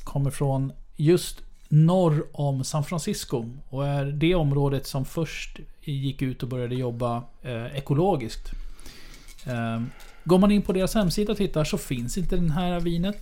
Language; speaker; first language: Swedish; native; Swedish